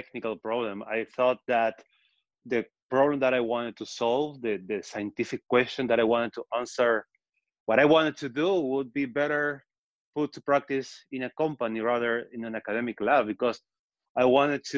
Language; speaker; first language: English; non-native, fluent; Spanish